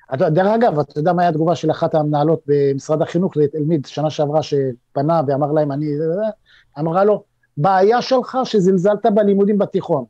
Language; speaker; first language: Hebrew; native; Hebrew